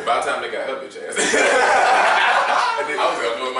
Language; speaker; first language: English; native; English